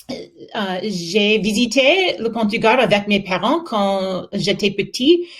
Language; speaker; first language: French; non-native, learner; English